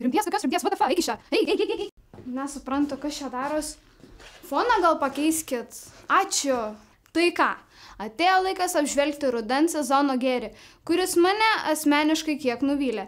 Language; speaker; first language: Lithuanian; native; Lithuanian